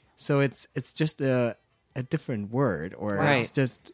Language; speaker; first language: English; non-native, fluent; German